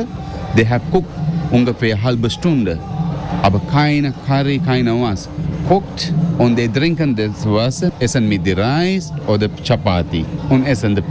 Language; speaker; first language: German; non-native, learner; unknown